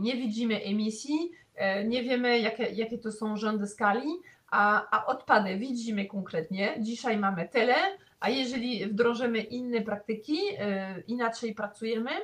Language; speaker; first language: Polish; non-native, fluent; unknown